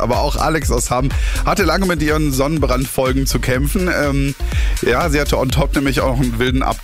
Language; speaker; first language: German; native; German